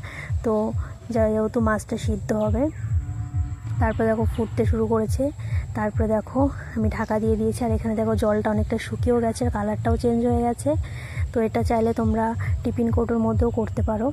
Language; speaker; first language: Bangla; native; Bangla